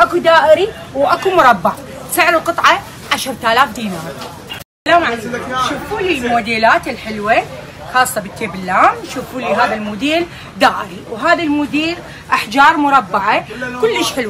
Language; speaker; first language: Arabic; native; Arabic